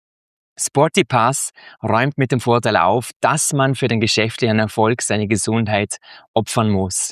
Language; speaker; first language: German; native; German